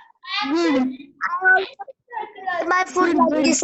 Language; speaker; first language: English; non-native, learner; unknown